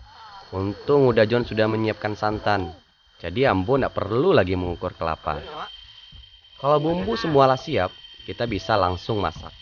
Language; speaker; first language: Indonesian; native; Indonesian